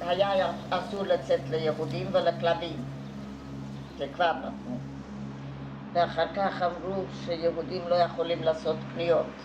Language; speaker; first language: Hebrew; non-native, fluent; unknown